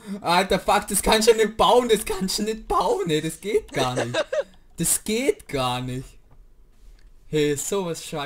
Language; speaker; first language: German; native; German